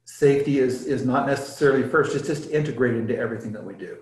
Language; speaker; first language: English; native; English